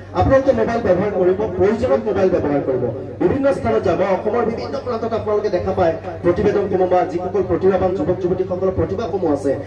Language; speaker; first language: Assamese; non-native, local second language; Sylheti